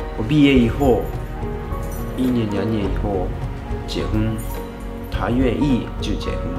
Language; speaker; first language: Chinese; non-native, learner; Japanese